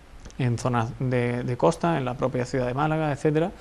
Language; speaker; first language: Spanish; native; Spanish